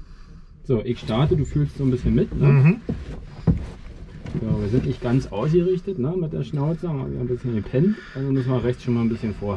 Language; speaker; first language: German; native; German